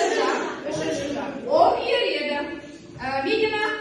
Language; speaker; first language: Kazakh; native; Kazakh